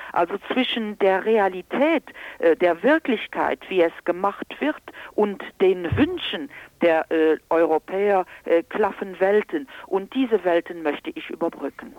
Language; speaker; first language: German; non-native, local second language; Luxembourgish